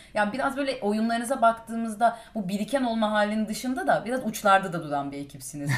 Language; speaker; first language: Turkish; native; Turkish